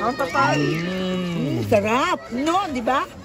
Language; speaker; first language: Filipino; non-native, local second language; Cebuano